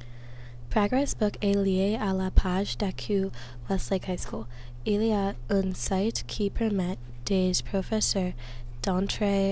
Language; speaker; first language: French; non-native, learner; English